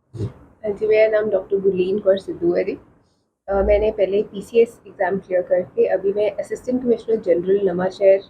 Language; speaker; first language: Hindi; non-native, local second language; Punjabi